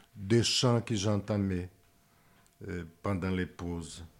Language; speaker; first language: French; non-native, fluent; Portuguese